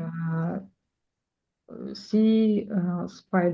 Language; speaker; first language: English; non-native, learner; Russian